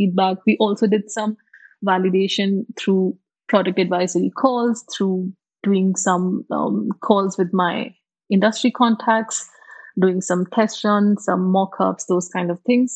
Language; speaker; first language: English; non-native, local second language; Hindi